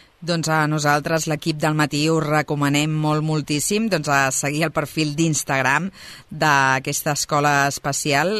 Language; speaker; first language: Catalan; native; Catalan